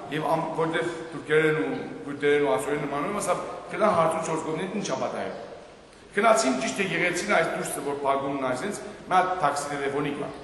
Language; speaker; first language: Armenian; early bilingual, heritage; Armenian